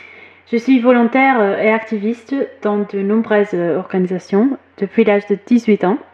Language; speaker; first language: French; non-native, fluent; Greek